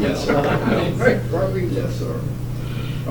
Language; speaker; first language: English; native; English